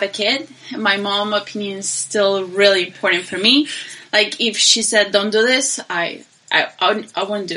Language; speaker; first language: English; non-native, learner; Spanish